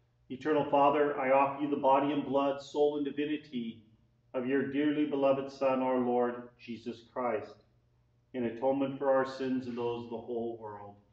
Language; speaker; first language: English; native; English